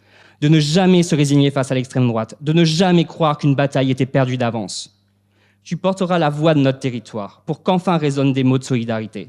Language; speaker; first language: French; native; French